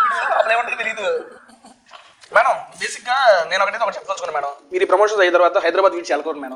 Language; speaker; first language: Telugu; native; Telugu